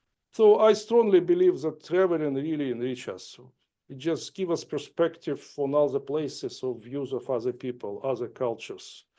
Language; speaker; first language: English; non-native, fluent; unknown